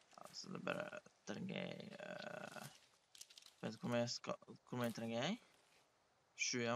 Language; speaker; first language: Norwegian; early bilingual, other home language; Polish